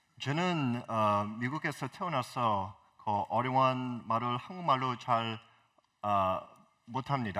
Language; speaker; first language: Korean; early bilingual, heritage; English